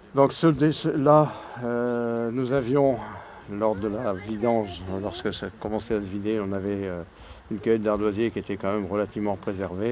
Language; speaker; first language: French; native; French